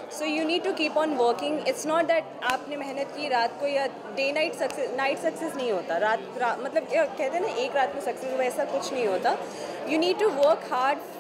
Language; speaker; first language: Hindi; native; Hindi